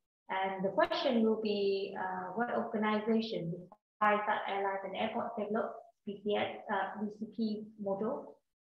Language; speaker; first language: English; non-native, fluent; Vietnamese